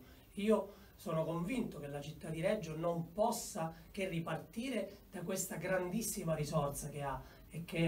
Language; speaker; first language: Italian; native; Italian